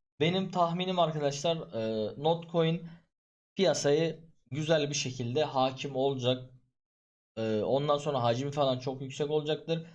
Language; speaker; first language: Turkish; native; Turkish